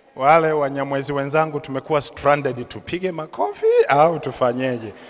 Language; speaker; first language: Swahili; native; Swahili